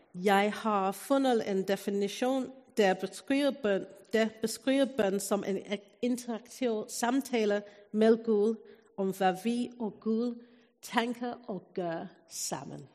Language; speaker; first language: Danish; non-native, fluent; English